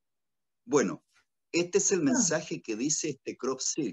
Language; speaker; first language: Spanish; native; Spanish